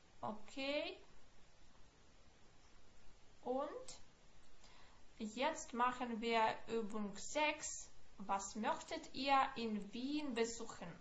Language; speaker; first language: German; non-native, fluent; Ukrainian